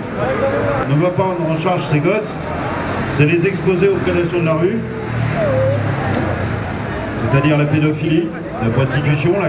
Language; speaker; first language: French; native; French